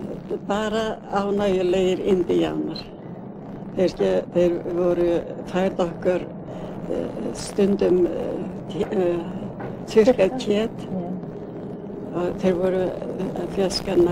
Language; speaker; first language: Icelandic; early bilingual, heritage; Icelandic